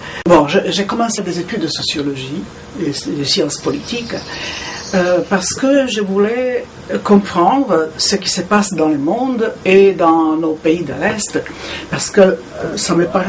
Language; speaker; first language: French; non-native, fluent; Serbian